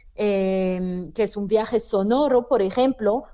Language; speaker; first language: Spanish; non-native, fluent; French